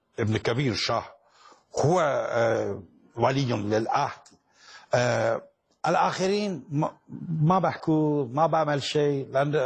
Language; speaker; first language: Arabic; non-native, fluent; Persian